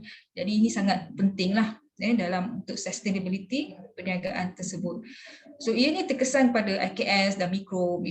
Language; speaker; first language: Malay; native; Malay